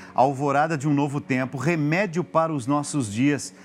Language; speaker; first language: Portuguese; native; Portuguese